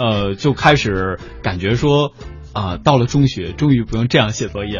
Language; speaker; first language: Chinese; native; Chinese